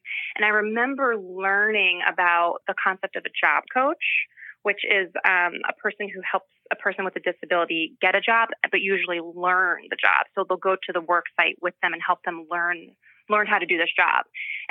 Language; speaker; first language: English; native; English